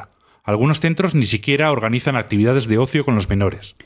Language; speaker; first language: Spanish; native; Spanish